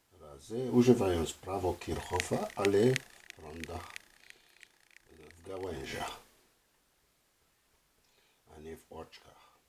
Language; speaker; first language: Polish; non-native, fluent; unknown